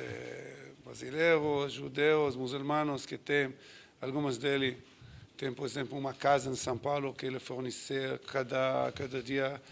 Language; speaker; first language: Portuguese; non-native, fluent; Hebrew